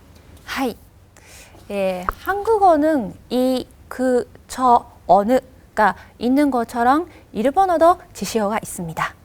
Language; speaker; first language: Korean; non-native, fluent; Japanese